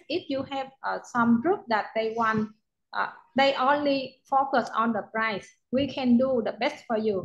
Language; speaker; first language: English; non-native, learner; Vietnamese